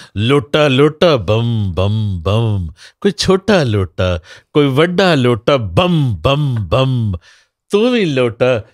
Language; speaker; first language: Urdu; non-native, local second language; Punjabi